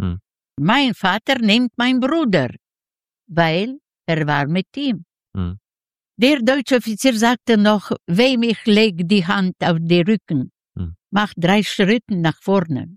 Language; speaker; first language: German; non-native, learner; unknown